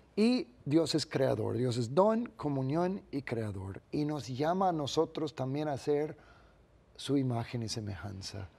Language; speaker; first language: Spanish; non-native, fluent; English